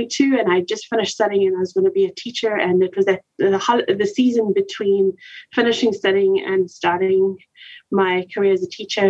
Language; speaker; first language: English; native; English